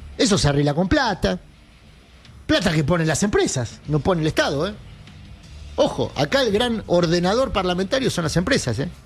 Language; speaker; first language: Spanish; native; Spanish